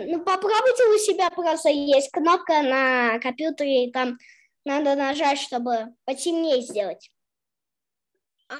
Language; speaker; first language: Russian; early bilingual, heritage; Russian